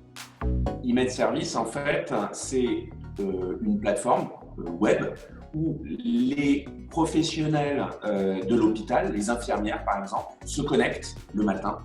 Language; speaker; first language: French; native; French